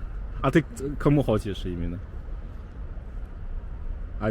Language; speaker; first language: Russian; non-native, learner; Chinese